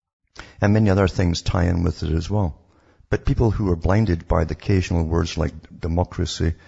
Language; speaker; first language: English; native; English